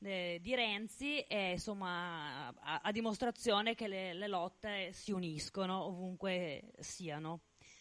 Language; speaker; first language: Italian; native; Italian